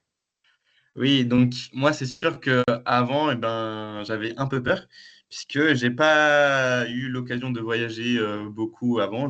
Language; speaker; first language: French; native; French